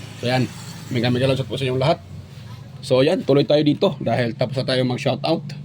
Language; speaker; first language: Filipino; non-native, local second language; Cebuano